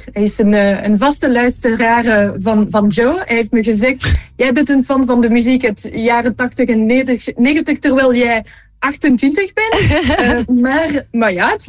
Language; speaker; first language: Dutch; non-native, local second language; French